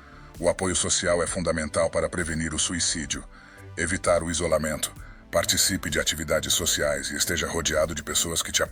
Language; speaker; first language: Portuguese; native; Portuguese